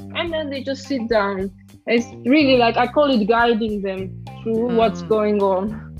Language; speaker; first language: English; non-native, fluent; Romanian